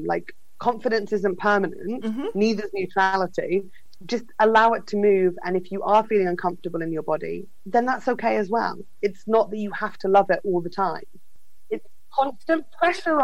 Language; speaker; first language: English; native; English